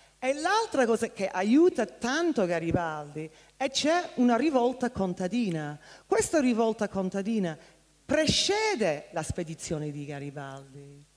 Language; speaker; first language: Italian; non-native, fluent; English